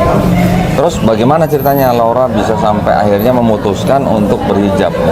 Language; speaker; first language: Indonesian; native; Indonesian